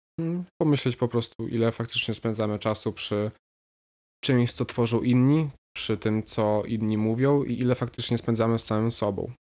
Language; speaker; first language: Polish; native; Polish